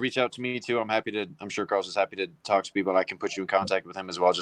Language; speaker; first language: English; native; English